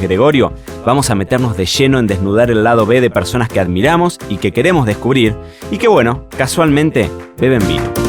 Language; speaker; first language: Spanish; native; Spanish